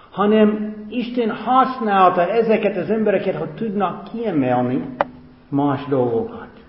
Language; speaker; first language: Hungarian; non-native, fluent; English